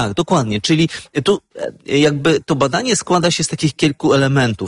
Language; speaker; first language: Polish; native; Polish